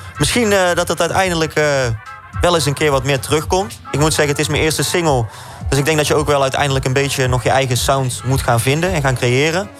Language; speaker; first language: Dutch; native; Dutch